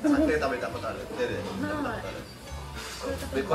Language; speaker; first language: Japanese; non-native, fluent; Indonesian